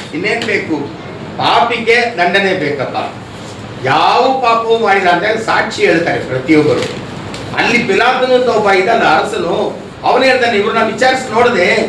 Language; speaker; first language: Kannada; non-native, local second language; Telugu